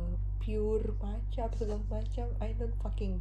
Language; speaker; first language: English; non-native, local second language; Indonesian